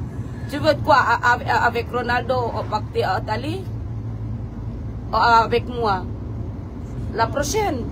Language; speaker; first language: French; non-native, learner; Filipino